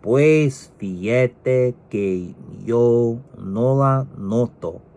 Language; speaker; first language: Spanish; non-native, learner; English